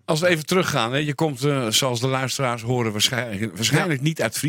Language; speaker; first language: Dutch; native; Dutch